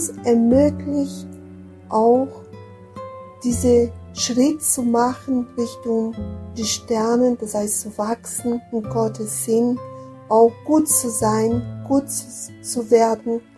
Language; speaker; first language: German; non-native, fluent; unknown